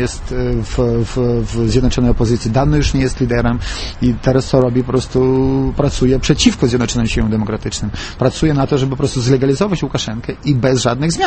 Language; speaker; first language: Polish; non-native, fluent; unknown